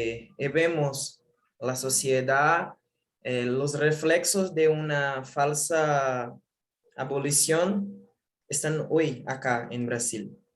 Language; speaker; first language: Spanish; non-native, learner; Portuguese